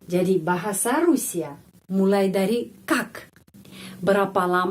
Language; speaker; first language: Indonesian; non-native, fluent; Russian